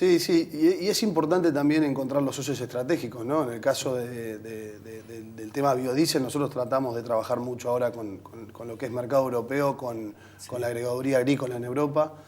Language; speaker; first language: Spanish; native; Spanish